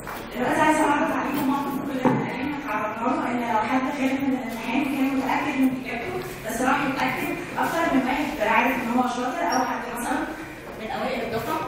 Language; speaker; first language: Arabic; native; Arabic